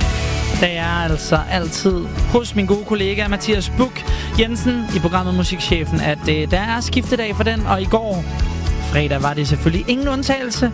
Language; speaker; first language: Danish; native; Danish